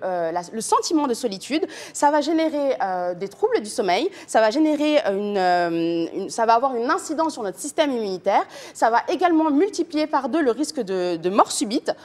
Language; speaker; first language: French; native; French